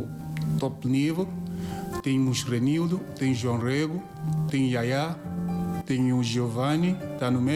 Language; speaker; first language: Portuguese; non-native, learner; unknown